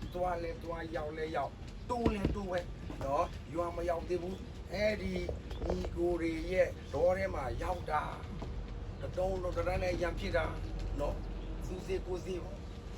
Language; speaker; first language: Burmese; non-native, local second language; S'gaw Karen